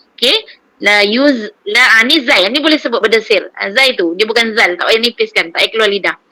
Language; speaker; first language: Malay; native; Malay